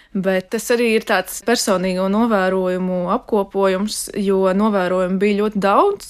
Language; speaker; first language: Latvian; non-native, local second language; Russian